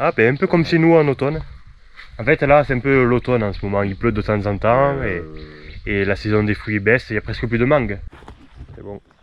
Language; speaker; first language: French; native; French